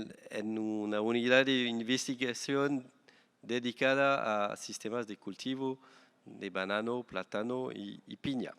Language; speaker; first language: Spanish; non-native, fluent; French